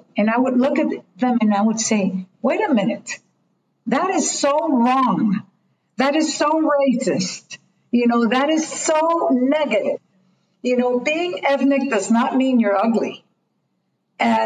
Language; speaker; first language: English; non-native, fluent; Spanish